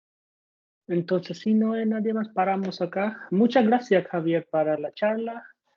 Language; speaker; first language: Spanish; non-native, fluent; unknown